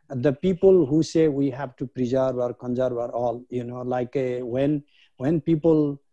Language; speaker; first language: English; non-native, local second language; Nepali